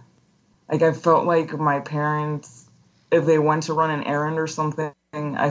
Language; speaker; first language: English; non-native, fluent; Spanish